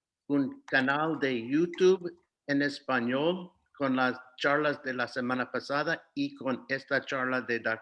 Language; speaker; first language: Spanish; non-native, fluent; English